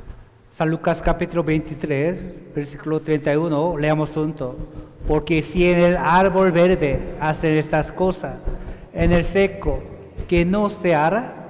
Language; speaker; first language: Spanish; non-native, fluent; Korean